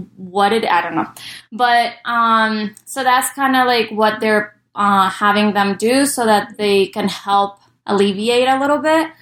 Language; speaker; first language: English; early bilingual, other home language; Spanish